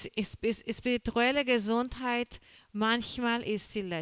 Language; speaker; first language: German; non-native, learner; Portuguese